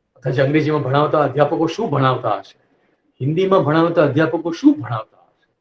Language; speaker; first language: Gujarati; native; Gujarati